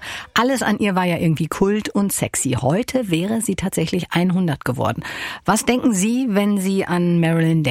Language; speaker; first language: German; native; German